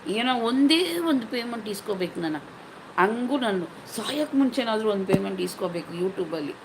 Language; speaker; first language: Kannada; non-native, local second language; Tamil